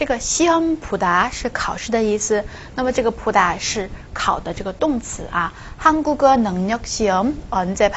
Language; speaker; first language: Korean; non-native, fluent; Chinese